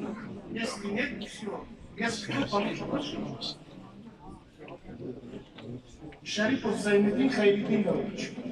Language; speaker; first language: Russian; non-native, learner; Tajik